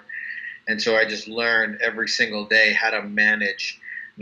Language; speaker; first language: English; native; English